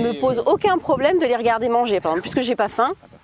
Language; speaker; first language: French; native; French